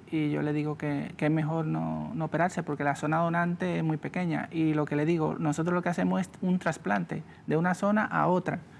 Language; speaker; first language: Spanish; native; Spanish